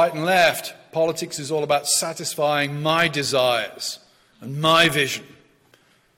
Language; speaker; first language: English; native; English